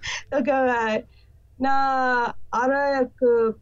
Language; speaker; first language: English; native; English